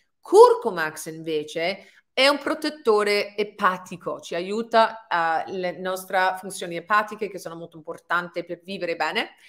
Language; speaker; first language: Italian; non-native, fluent; English